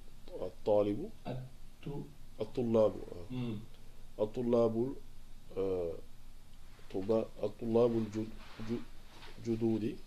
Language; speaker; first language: Arabic; non-native, learner; French